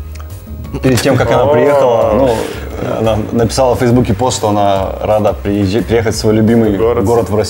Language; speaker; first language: Russian; native; Russian